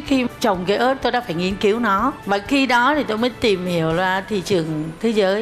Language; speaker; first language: Vietnamese; native; Vietnamese